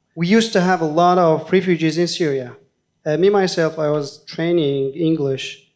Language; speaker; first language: English; non-native, fluent; Kurdish